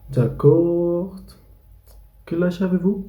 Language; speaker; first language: French; non-native, learner; Spanish